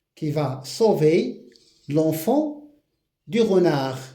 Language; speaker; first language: French; non-native, local second language; Arabic